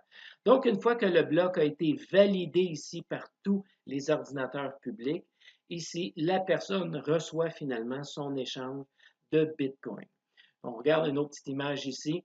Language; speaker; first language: French; native; French